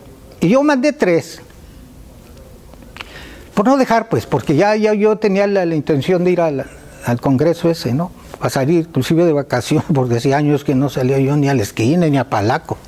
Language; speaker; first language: Spanish; native; Spanish